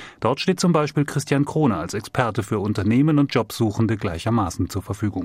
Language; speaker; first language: German; native; German